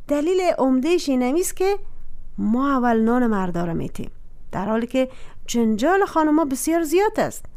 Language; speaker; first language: Persian; native; Persian